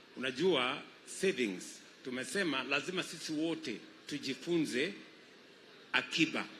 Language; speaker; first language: Swahili; non-native, local second language; Kalenjin